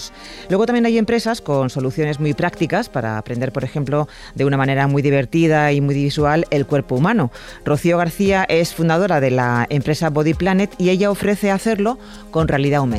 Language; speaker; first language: Spanish; native; Spanish